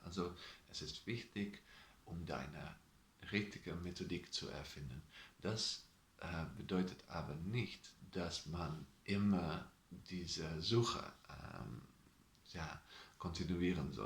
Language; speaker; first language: German; non-native, learner; Dutch